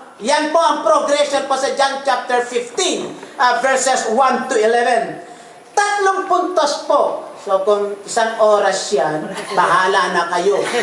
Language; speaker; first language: Filipino; non-native, local second language; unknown